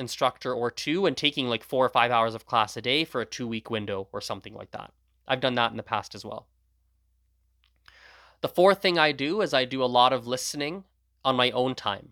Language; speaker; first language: English; early bilingual, other home language; Gujarati